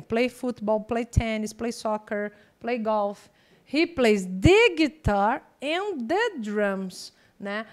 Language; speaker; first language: English; non-native, fluent; Portuguese